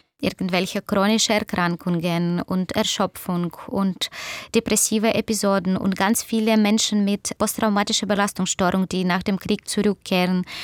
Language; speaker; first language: German; non-native, fluent; Russian